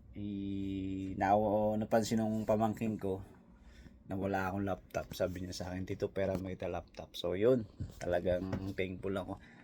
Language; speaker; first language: Filipino; non-native, local second language; Cebuano